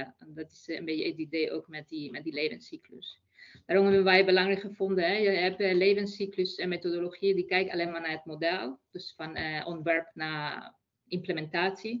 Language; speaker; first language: Dutch; non-native, fluent; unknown